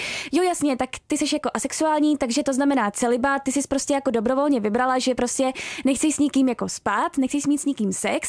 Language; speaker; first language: Czech; native; Czech